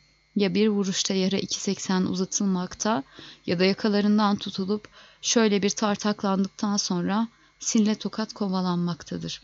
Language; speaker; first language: Turkish; native; Turkish